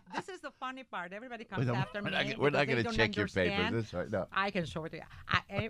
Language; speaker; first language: English; non-native, fluent; Albanian